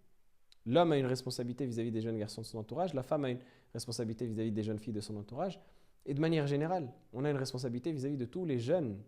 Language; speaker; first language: French; native; French